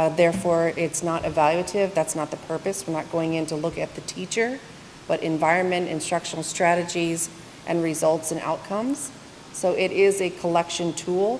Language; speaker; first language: English; native; English